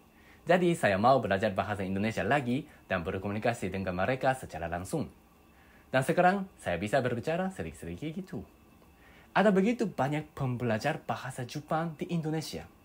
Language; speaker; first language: Indonesian; non-native, learner; Japanese